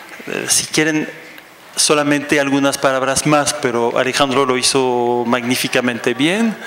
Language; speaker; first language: Spanish; non-native, fluent; French